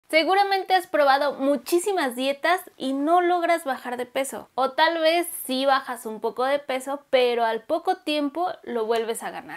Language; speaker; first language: Spanish; native; Spanish